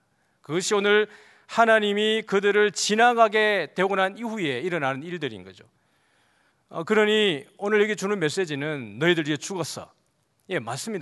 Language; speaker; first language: Korean; native; Korean